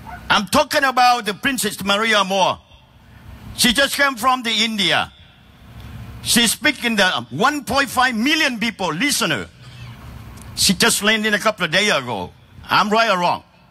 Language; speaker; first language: English; non-native, learner; Vietnamese